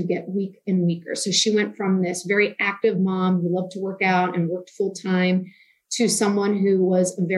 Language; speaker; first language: English; native; English